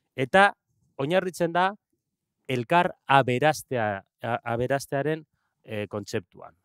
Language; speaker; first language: Basque; non-native, local second language; Spanish